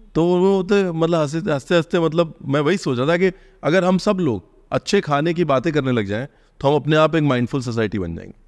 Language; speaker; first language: Hindi; native; Hindi